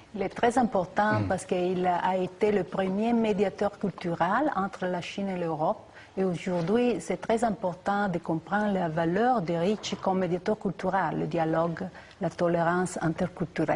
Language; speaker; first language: French; non-native, fluent; Italian